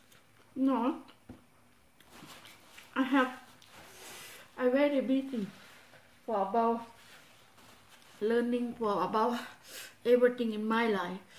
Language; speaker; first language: English; non-native, learner; Thai